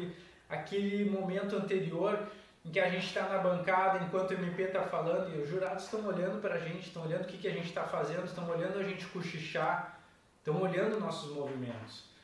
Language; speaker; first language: Portuguese; native; Portuguese